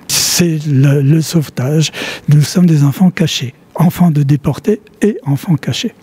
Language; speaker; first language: French; early bilingual, other home language; Polish